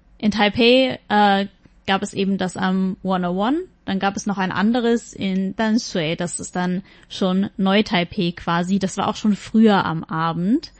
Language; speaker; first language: German; native; German